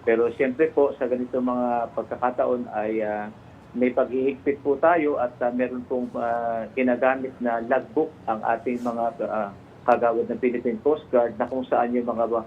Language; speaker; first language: Filipino; native; Filipino